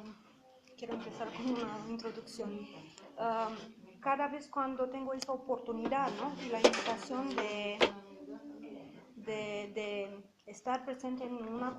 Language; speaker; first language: Spanish; non-native, fluent; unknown